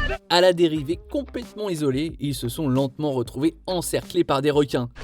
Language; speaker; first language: French; native; French